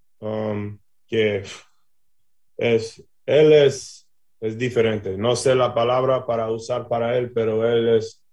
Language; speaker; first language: Spanish; early bilingual, heritage; English